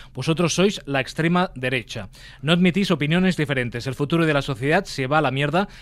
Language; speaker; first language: Spanish; non-native, local second language; Catalan